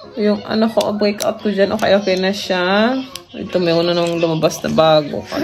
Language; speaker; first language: Filipino; non-native, local second language; Cebuano